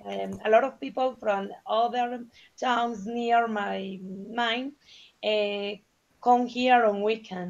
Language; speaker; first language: English; non-native, learner; Spanish